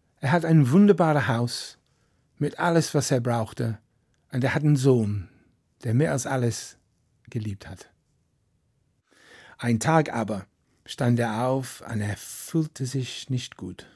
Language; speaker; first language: German; non-native, fluent; English